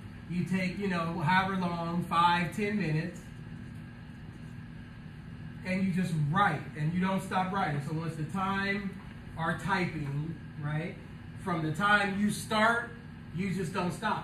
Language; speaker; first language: English; native; English